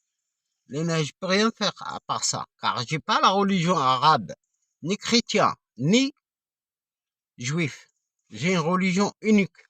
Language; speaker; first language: French; non-native, fluent; Arabic